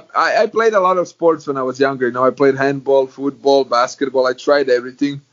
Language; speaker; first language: English; non-native, fluent; Croatian